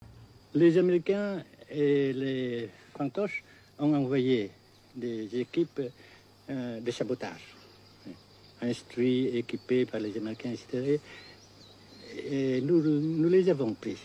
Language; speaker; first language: French; non-native, fluent; Vietnamese